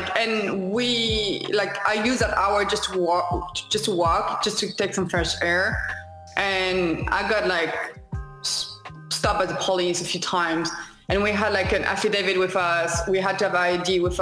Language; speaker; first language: English; non-native, fluent; French